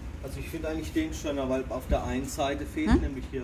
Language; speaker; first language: German; native; German